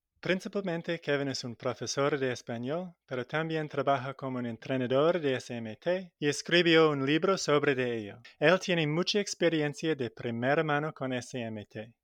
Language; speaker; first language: Spanish; non-native, learner; English